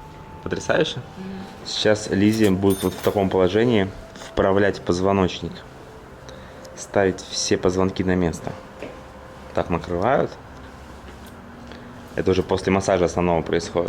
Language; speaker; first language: Russian; native; Russian